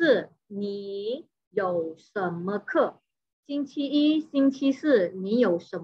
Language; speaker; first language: Chinese; non-native, fluent; Indonesian